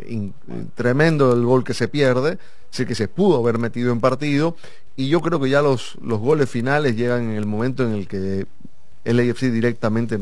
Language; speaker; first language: Spanish; native; Spanish